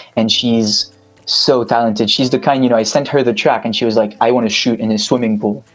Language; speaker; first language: English; non-native, fluent; French